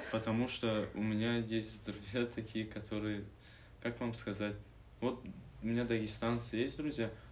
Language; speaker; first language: Russian; non-native, local second language; Tajik